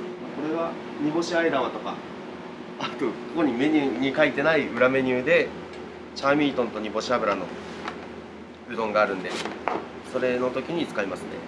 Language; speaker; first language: Japanese; native; Japanese